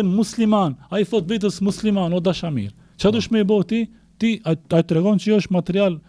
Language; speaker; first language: Albanian; native; Albanian